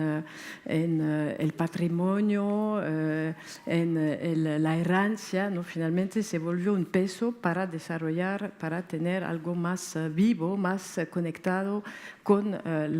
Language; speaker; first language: Spanish; non-native, fluent; French